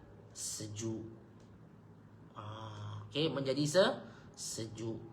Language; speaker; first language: Malay; native; Malay